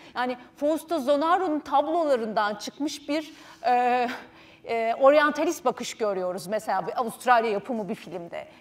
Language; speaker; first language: Turkish; native; Turkish